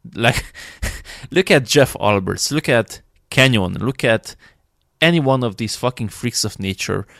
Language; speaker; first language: English; non-native, fluent; Romanian